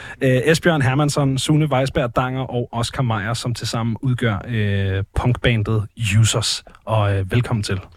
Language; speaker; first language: Danish; native; Danish